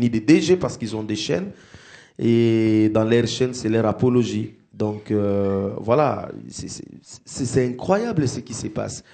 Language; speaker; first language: French; non-native, local second language; Lingala